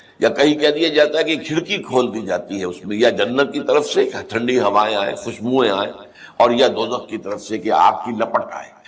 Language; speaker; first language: Urdu; native; Urdu